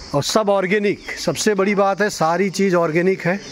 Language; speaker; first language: Hindi; native; Hindi